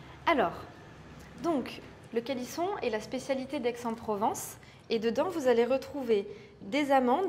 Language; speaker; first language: French; native; French